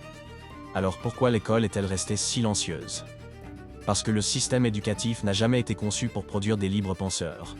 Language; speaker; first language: French; native; French